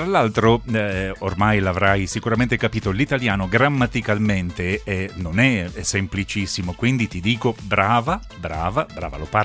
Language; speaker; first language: Italian; native; Italian